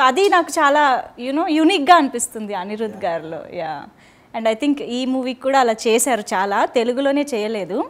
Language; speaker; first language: Telugu; native; Telugu